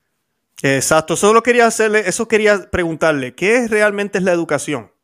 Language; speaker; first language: Spanish; native; Spanish